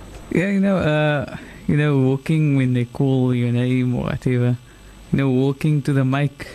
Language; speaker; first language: English; native; English